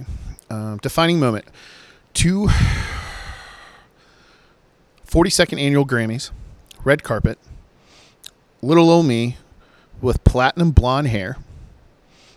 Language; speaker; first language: English; native; English